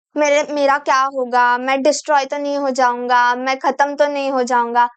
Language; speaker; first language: Hindi; non-native, local second language; Marathi